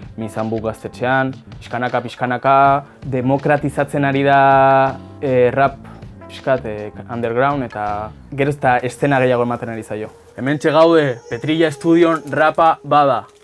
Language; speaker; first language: Basque; non-native, local second language; Spanish